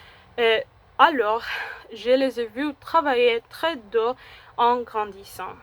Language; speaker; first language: French; non-native, fluent; Spanish